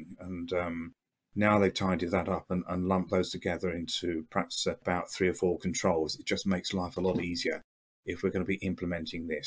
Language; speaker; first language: English; native; English